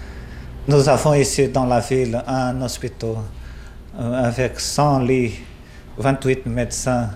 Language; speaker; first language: French; non-native, fluent; Portuguese